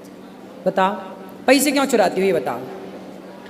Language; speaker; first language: Hindi; native; Hindi